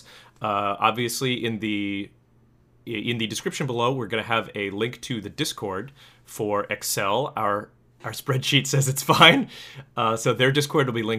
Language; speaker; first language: English; native; English